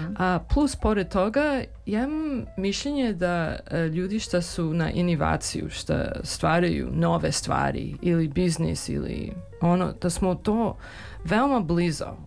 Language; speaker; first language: Serbian; early bilingual, heritage; Serbian